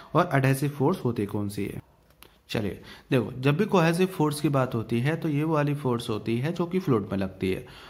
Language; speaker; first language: Hindi; native; Hindi